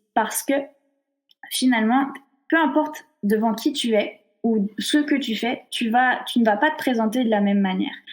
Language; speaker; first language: French; native; French